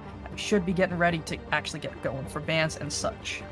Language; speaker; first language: English; native; English